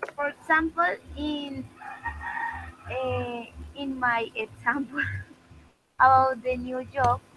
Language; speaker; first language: English; non-native, learner; Spanish